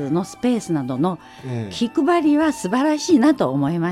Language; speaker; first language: Japanese; non-native, fluent; Chinese